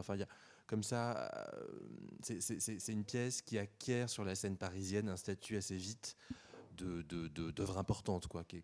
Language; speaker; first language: French; native; French